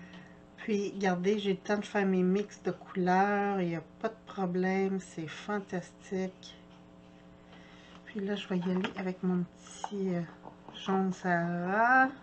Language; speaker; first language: French; native; French